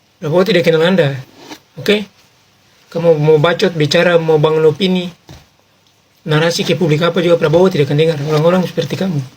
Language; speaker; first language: Indonesian; native; Indonesian